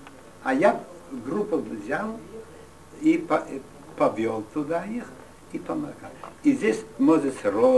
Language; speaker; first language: Russian; non-native, fluent; Yiddish